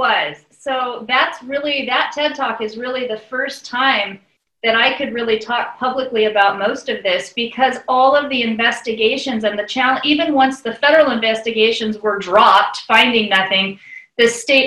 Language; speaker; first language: English; native; English